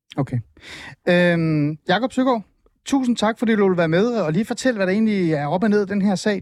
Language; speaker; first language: Danish; early bilingual, other home language; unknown